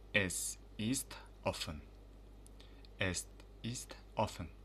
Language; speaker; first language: German; non-native, fluent; Uzbek